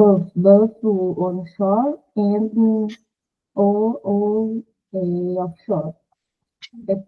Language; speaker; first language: English; non-native, learner; Portuguese